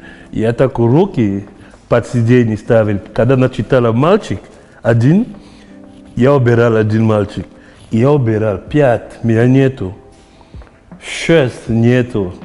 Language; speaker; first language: Russian; non-native, fluent; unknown